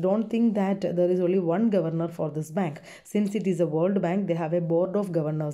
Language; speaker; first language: English; non-native, local second language; Malayalam